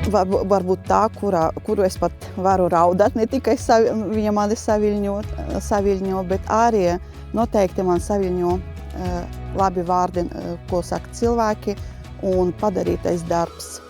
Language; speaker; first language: Latvian; non-native, local second language; Russian